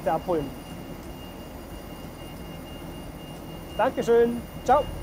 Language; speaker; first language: German; native; German